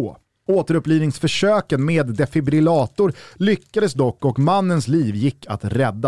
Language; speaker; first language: Swedish; native; Swedish